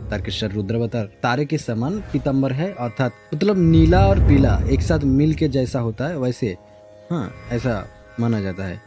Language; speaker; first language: Hindi; non-native, local second language; Bangla